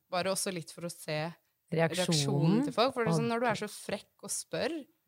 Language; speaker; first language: Norwegian; native; Norwegian